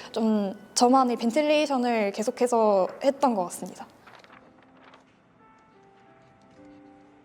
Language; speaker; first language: Korean; native; Korean